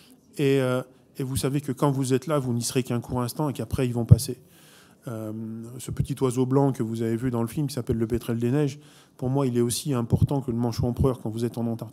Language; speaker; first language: French; native; French